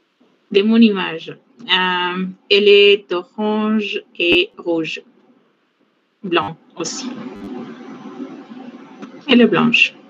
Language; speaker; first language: French; non-native, fluent; Spanish